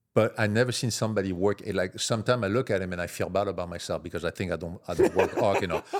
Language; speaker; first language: English; non-native, fluent; French